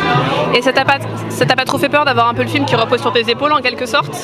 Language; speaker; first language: French; native; French